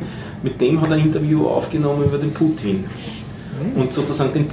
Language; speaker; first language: German; native; German